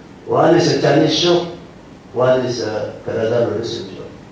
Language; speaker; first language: English; non-native, local second language; Central Dusun